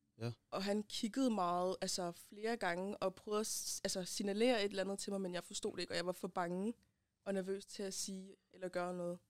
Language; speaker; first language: Danish; early bilingual, other home language; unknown